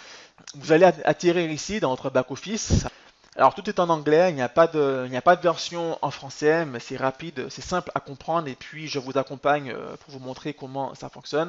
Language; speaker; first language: French; native; French